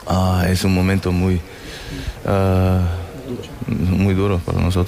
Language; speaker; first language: Spanish; non-native, learner; German